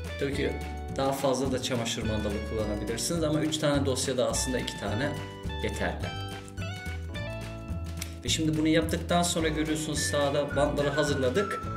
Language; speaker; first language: Turkish; early bilingual, heritage; Turkish